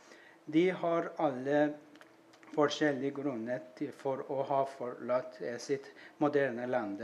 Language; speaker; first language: Norwegian; non-native, learner; Persian